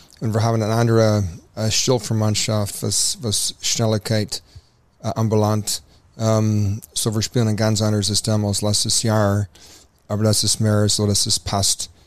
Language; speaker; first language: German; non-native, fluent; English